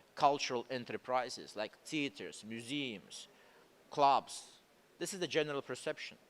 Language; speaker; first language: English; non-native, fluent; Azerbaijani